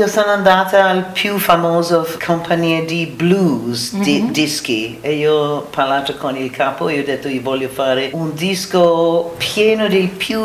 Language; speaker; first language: Italian; non-native, learner; English